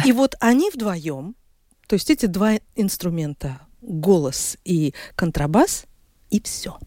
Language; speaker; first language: Russian; native; Russian